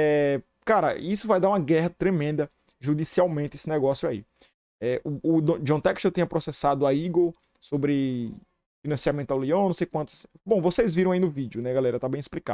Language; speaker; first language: Portuguese; native; Portuguese